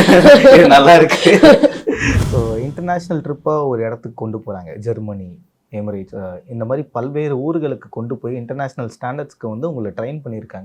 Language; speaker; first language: Tamil; native; Tamil